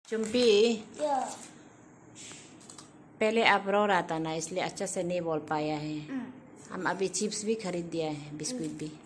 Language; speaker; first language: Hindi; non-native, local second language; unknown